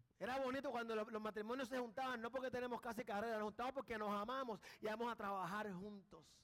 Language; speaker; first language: Spanish; early bilingual, heritage; Spanish